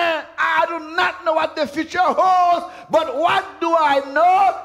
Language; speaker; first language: English; non-native, fluent; Haitian Creole